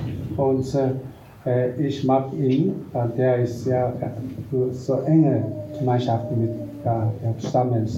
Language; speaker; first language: German; non-native, learner; Korean